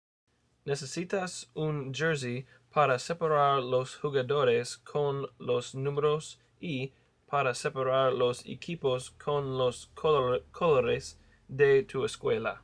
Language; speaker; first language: Spanish; non-native, learner; English